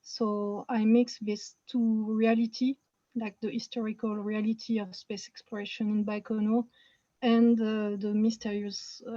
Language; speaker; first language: English; non-native, fluent; French